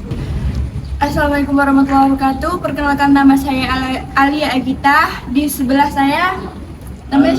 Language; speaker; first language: Indonesian; non-native, local second language; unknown